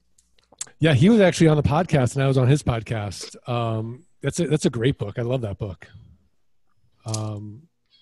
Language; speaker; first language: English; native; English